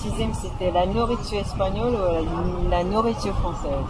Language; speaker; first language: French; non-native, fluent; Japanese